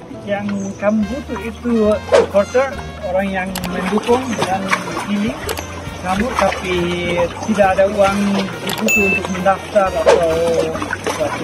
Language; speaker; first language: Indonesian; non-native, learner; German